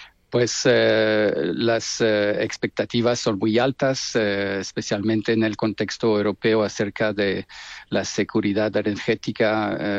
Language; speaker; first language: Spanish; non-native, fluent; French